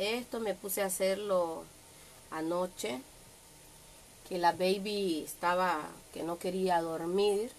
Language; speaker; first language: Spanish; native; Spanish